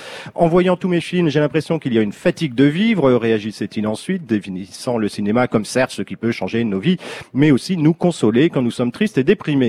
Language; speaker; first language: French; native; French